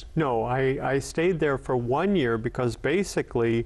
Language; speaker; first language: English; native; English